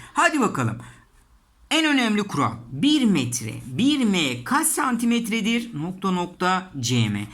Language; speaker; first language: Turkish; native; Turkish